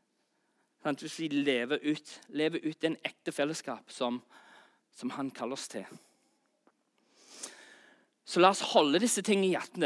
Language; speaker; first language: Norwegian; non-native, fluent; English